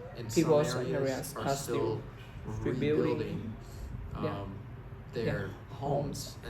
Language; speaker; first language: English; non-native, learner; Vietnamese